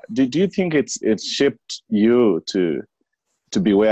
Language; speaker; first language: English; non-native, local second language; Kikuyu